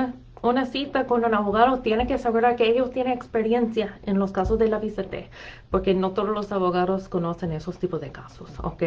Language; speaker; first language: Spanish; non-native, fluent; English